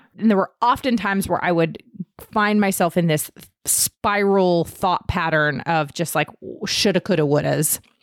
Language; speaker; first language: English; native; English